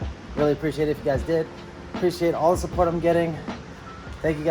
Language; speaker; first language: English; native; English